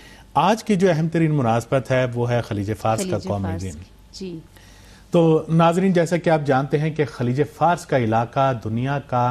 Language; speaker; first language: Urdu; native; Urdu